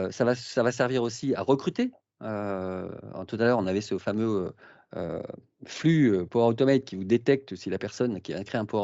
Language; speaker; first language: French; native; French